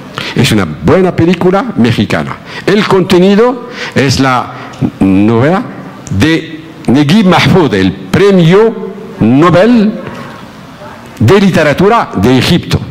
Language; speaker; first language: Spanish; non-native, fluent; Arabic